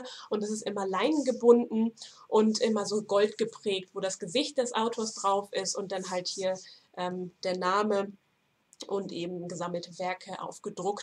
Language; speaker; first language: German; native; German